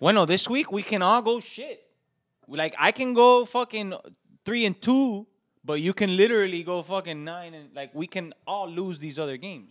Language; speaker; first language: English; early bilingual, other home language; Spanish